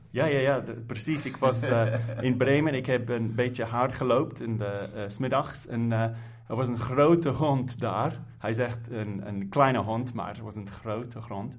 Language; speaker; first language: Dutch; non-native, fluent; English